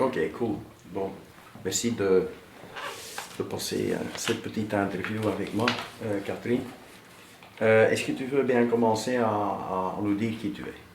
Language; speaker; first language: French; native; French